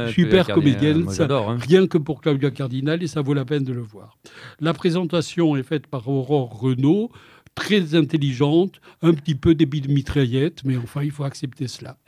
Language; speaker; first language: French; native; French